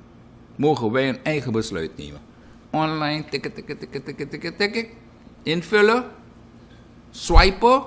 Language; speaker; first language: Dutch; native; Dutch